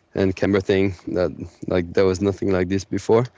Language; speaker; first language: English; non-native, fluent; French